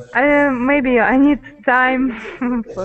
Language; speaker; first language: English; non-native, learner; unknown